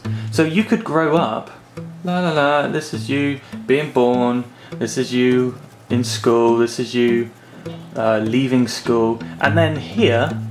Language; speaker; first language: English; native; English